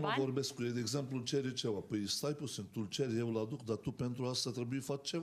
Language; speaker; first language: Romanian; non-native, learner; Turkish